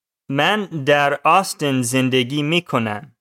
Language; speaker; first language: Persian; non-native, learner; English